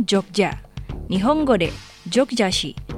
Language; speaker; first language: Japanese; non-native, fluent; Indonesian